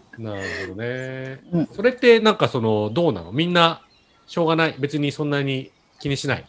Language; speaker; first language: Japanese; native; Japanese